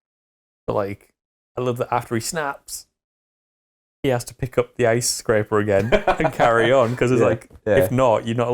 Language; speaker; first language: English; native; English